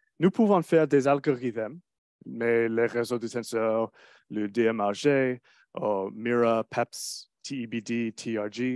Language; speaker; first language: French; non-native, learner; English